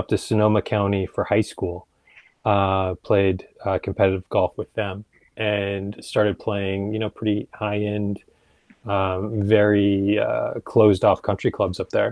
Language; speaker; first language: English; native; English